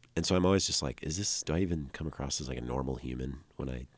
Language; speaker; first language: English; native; English